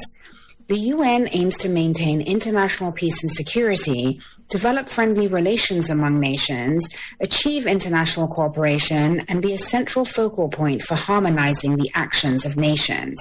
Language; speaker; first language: English; native; English